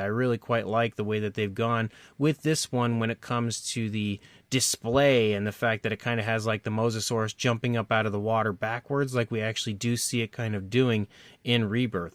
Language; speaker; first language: English; native; English